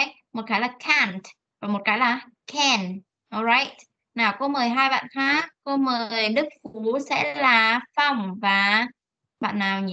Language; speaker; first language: Vietnamese; native; Vietnamese